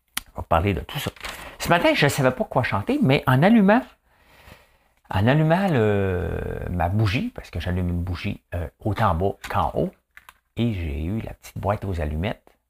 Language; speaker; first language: French; native; French